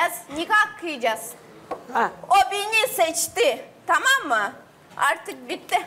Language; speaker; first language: Turkish; non-native, learner; Russian